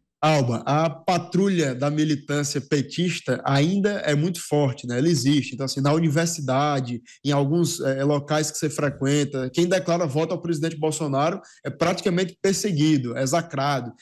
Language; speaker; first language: Portuguese; native; Portuguese